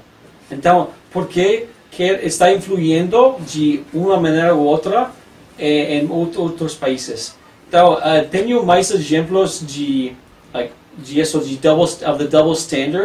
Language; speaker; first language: Portuguese; non-native, learner; English